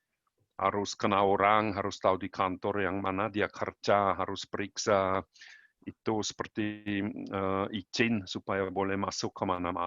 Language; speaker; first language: Indonesian; non-native, learner; German